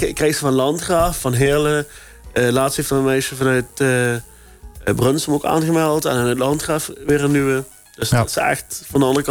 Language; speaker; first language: Dutch; native; Dutch